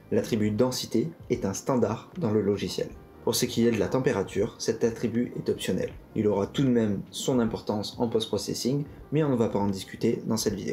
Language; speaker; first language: French; native; French